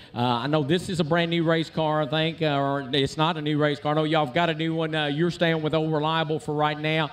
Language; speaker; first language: English; native; English